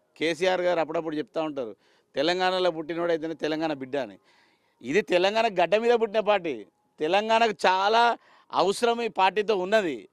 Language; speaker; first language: Telugu; native; Telugu